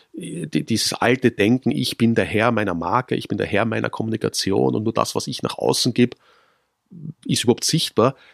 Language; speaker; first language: German; native; German